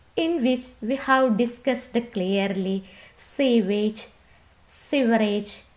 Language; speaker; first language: English; non-native, local second language; Malayalam